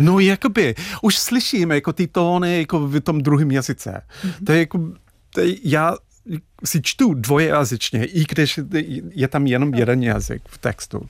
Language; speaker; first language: Czech; non-native, fluent; English